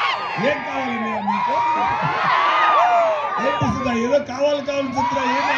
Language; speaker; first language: Telugu; non-native, learner; Tamil